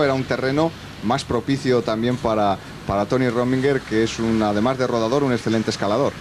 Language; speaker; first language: Spanish; native; Spanish